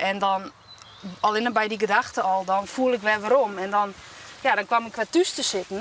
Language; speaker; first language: Dutch; non-native, local second language; Western Frisian